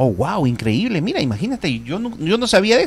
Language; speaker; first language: Spanish; native; Spanish